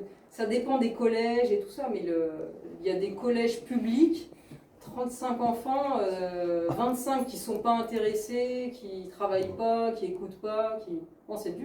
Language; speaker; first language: French; native; French